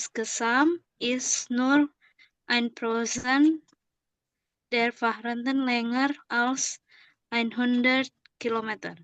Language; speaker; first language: German; non-native, learner; Indonesian